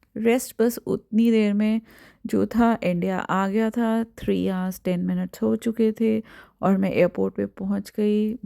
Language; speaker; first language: Hindi; native; Hindi